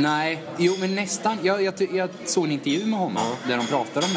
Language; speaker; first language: Swedish; native; Swedish